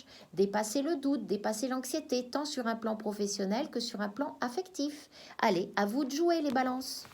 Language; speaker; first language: French; native; French